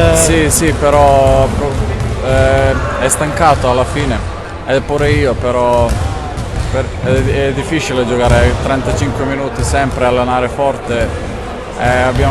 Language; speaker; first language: Italian; non-native, learner; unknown